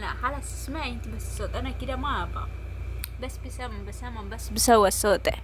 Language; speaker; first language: Arabic; non-native, learner; Amharic